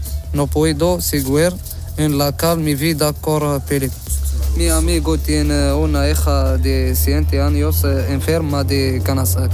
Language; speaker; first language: Spanish; non-native, learner; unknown